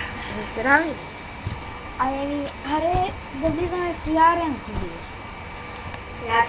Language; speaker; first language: Bulgarian; native; Bulgarian